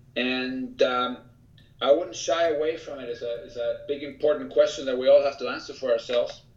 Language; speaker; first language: English; early bilingual, other home language; Spanish